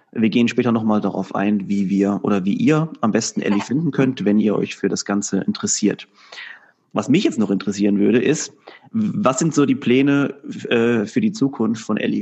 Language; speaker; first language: German; native; German